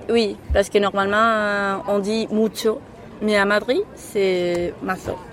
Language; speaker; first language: French; non-native, learner; Spanish